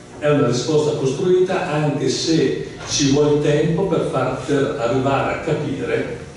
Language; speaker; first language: Italian; native; Italian